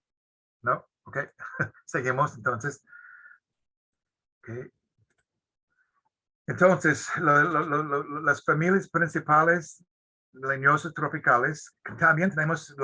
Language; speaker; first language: Spanish; non-native, fluent; English